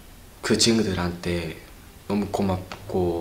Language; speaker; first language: Korean; non-native, learner; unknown